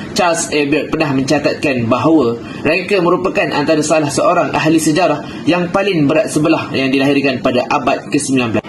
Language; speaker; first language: Malay; native; Malay